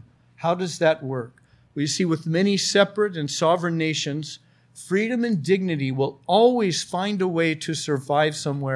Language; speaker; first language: English; native; English